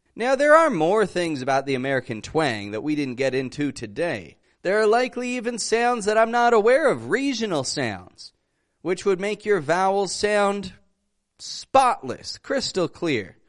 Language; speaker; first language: English; native; English